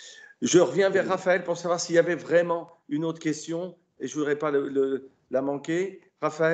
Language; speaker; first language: French; native; French